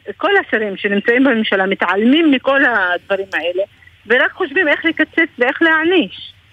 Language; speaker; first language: Hebrew; non-native, local second language; Arabic